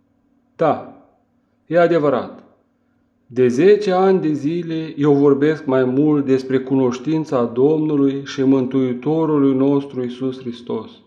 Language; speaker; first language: Romanian; native; Romanian